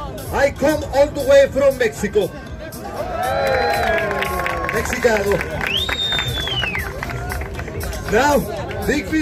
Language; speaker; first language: English; non-native, learner; Spanish